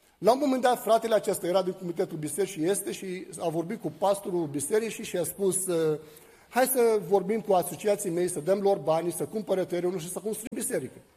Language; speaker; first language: Romanian; non-native, fluent; Arabic